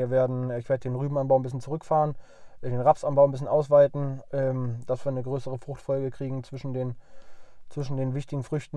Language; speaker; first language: German; native; German